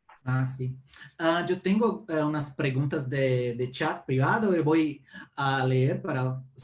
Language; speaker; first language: Spanish; non-native, fluent; Portuguese